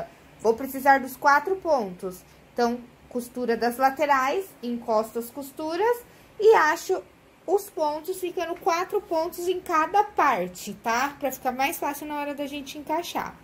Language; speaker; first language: Portuguese; native; Portuguese